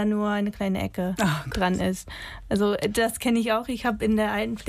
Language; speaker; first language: German; non-native, fluent; English